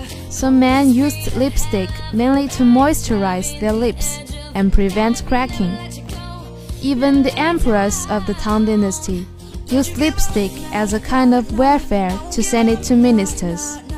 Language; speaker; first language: English; non-native, fluent; Chinese